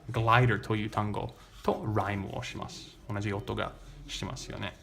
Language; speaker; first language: Japanese; non-native, learner; English